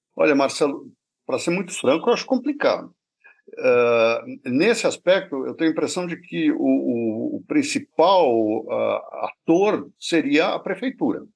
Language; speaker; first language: Portuguese; native; Portuguese